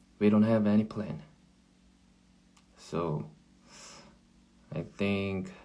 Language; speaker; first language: English; non-native, learner; Korean